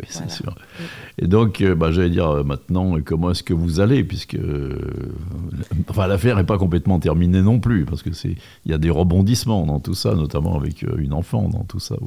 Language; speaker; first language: French; native; French